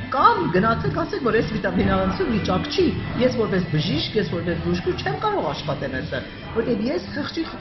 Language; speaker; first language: Armenian; early bilingual, heritage; Armenian